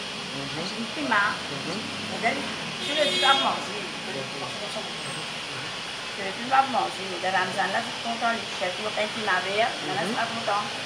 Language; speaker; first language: French; non-native, learner; Morisyen